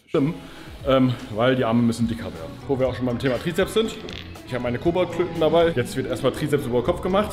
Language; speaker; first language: German; native; German